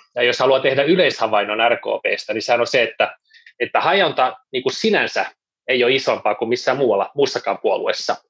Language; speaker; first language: Finnish; non-native, local second language; Swedish